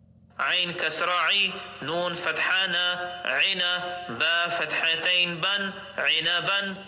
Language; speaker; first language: Arabic; non-native, fluent; Oromo